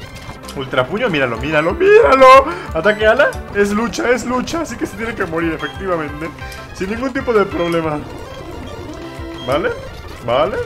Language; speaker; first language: Spanish; native; Spanish